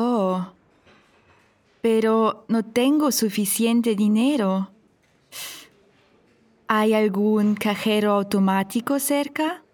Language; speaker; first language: Spanish; non-native, fluent; German